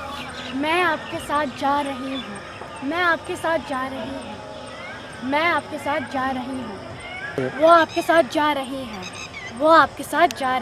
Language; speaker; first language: Hindi; non-native, fluent; Arabic